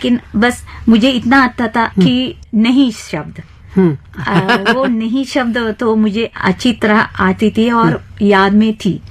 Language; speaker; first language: Hindi; non-native, fluent; Sinhala